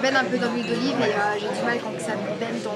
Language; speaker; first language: French; native; French